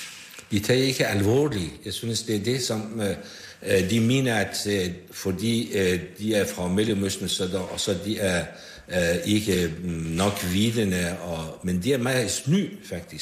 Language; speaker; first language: Danish; non-native, fluent; Persian